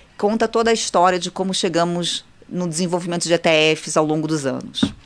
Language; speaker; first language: Portuguese; native; Portuguese